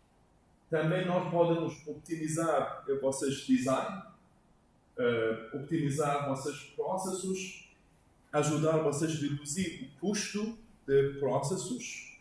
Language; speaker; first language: Portuguese; non-native, learner; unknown